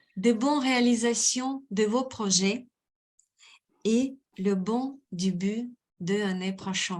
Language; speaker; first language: French; non-native, fluent; Russian